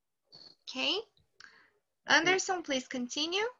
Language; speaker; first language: English; non-native, fluent; Portuguese